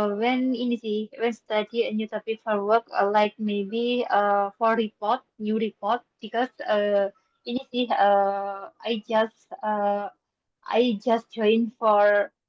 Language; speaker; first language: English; non-native, learner; Indonesian